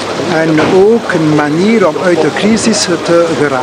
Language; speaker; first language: Dutch; non-native, local second language; French